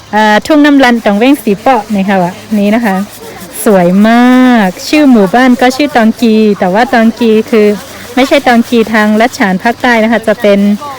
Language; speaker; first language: Thai; native; Thai